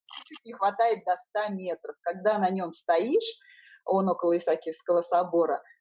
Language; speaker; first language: Russian; native; Russian